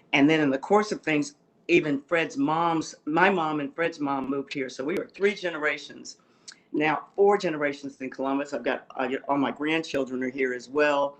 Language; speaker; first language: English; native; English